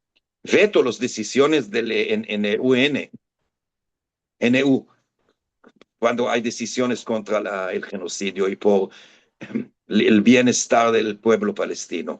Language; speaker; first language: Spanish; non-native, fluent; Hebrew